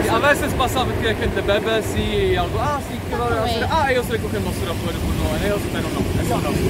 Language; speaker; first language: Spanish; non-native, learner; Czech